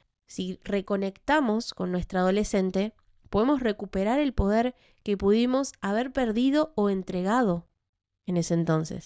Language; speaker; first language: Spanish; native; Spanish